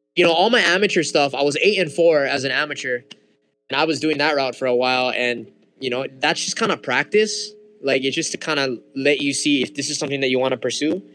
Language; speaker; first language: English; early bilingual, other home language; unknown